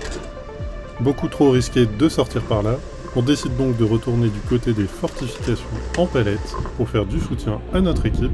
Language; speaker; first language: French; native; French